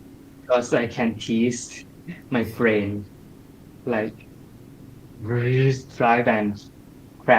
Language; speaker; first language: English; non-native, learner; Thai